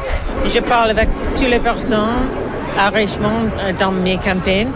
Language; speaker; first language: French; non-native, learner; English